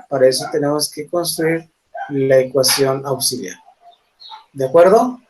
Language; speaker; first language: Spanish; native; Spanish